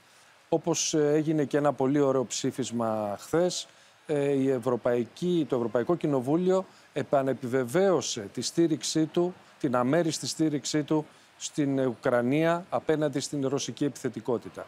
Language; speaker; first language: Greek; native; Greek